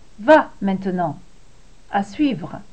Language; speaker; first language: French; native; French